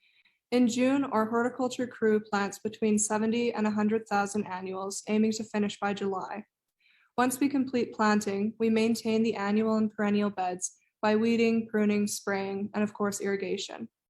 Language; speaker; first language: English; native; English